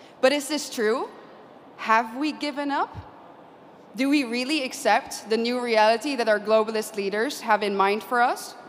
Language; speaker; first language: English; non-native, fluent; Dutch